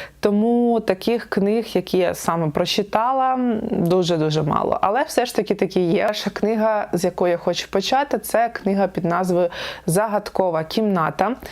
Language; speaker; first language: Ukrainian; native; Ukrainian